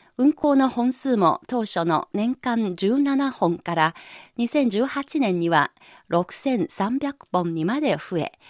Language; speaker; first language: Japanese; non-native, fluent; Chinese